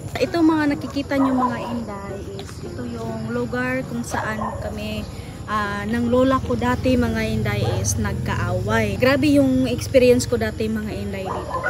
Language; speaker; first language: Filipino; non-native, local second language; Cebuano